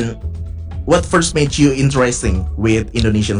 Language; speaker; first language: English; non-native, learner; Indonesian